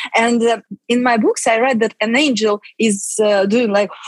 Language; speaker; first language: English; non-native, fluent; Russian